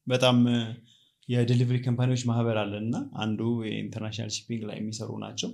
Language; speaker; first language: Amharic; native; Amharic